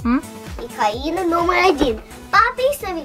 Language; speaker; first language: Russian; early bilingual, heritage; Russian